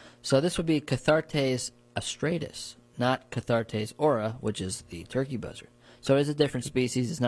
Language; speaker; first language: English; native; English